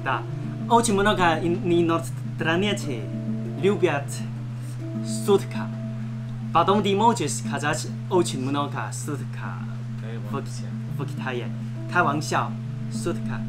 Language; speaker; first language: Russian; non-native, learner; Chinese